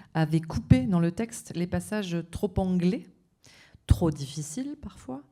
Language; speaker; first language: French; native; French